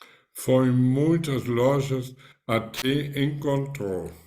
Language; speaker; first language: Portuguese; non-native, fluent; German